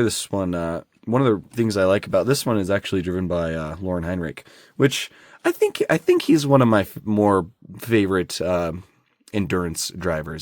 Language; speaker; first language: English; native; English